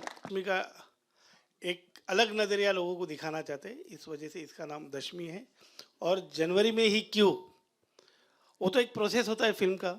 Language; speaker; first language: Hindi; native; Hindi